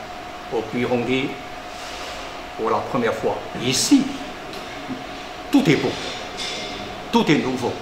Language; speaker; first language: French; non-native, fluent; Chinese